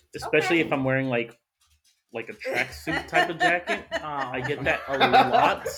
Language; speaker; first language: English; native; English